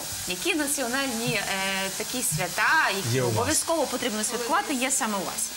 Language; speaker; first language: Ukrainian; native; Ukrainian